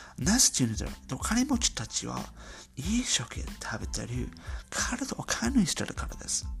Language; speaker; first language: Japanese; non-native, learner; English